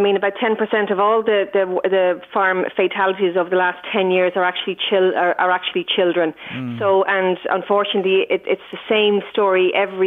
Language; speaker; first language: English; native; English